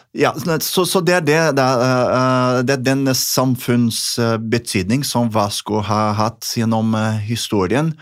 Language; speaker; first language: Norwegian; non-native, fluent; Portuguese